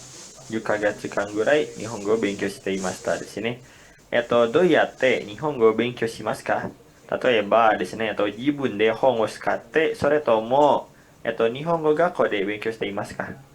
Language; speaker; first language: Japanese; non-native, learner; Indonesian